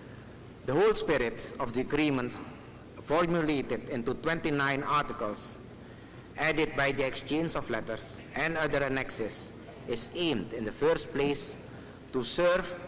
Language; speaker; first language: English; non-native, fluent; Indonesian